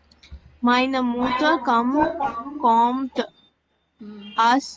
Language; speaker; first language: German; non-native, learner; Tamil